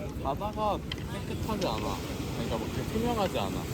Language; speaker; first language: Korean; native; Korean